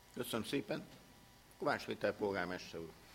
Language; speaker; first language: Hungarian; native; Hungarian